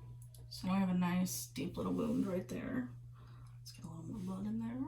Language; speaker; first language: English; native; English